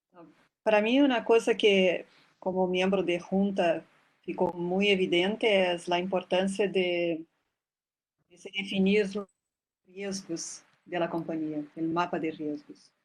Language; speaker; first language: Spanish; non-native, fluent; Portuguese